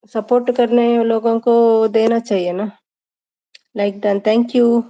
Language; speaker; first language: Hindi; non-native, local second language; Kannada